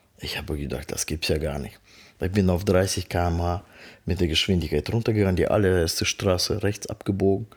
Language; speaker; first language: German; non-native, fluent; Russian